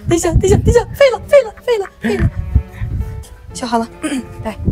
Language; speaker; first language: Chinese; non-native, learner; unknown